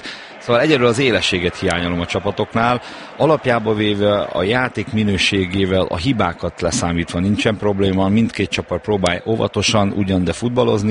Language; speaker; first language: Hungarian; native; Hungarian